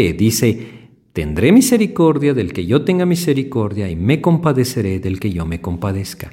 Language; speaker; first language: Spanish; native; Spanish